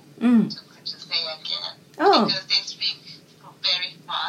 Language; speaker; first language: English; non-native, learner; Japanese